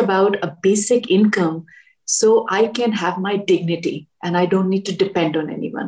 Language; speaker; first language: English; non-native, local second language; Hindi